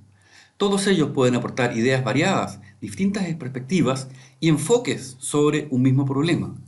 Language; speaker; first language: Spanish; native; Spanish